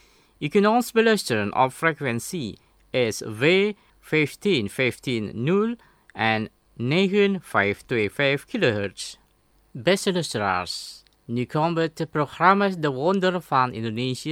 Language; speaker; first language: Dutch; non-native, fluent; Indonesian